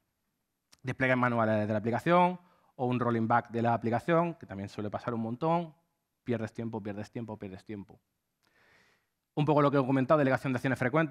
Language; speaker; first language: Spanish; native; Spanish